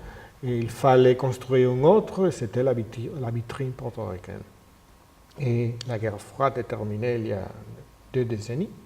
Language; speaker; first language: French; non-native, fluent; Spanish